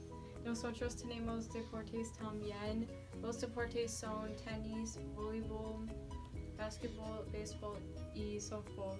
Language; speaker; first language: Spanish; non-native, learner; English